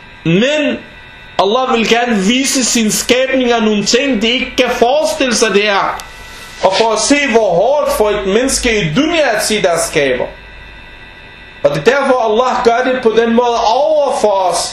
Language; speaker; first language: Danish; non-native, fluent; Arabic